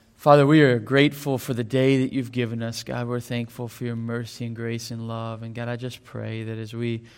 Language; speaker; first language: English; native; English